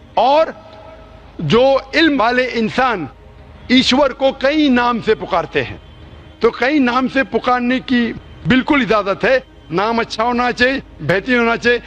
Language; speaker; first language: Urdu; non-native, local second language; Konkani